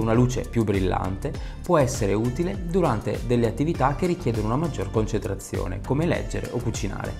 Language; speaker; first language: Italian; native; Italian